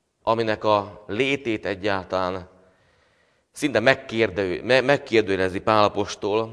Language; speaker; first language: Hungarian; native; Hungarian